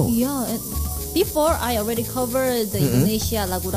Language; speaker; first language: English; non-native, learner; Korean